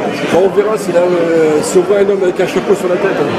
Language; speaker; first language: French; native; French